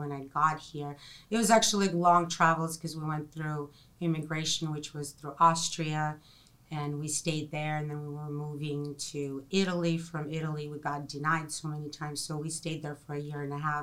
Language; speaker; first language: English; non-native, fluent; Ukrainian